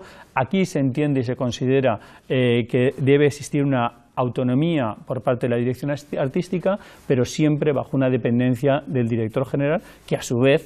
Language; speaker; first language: Spanish; native; Spanish